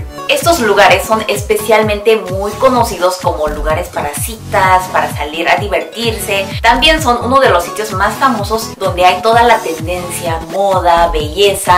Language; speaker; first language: Spanish; non-native, fluent; Korean